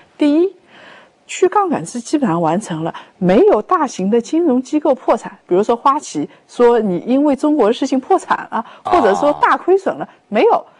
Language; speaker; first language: Chinese; native; Chinese